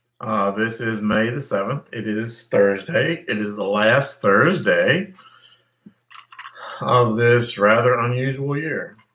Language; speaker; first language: English; native; English